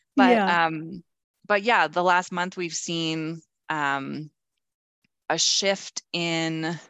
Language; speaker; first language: English; native; English